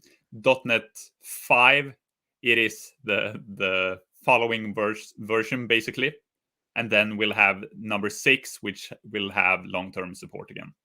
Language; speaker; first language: English; non-native, fluent; Swedish